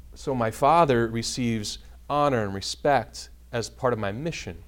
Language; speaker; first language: English; native; English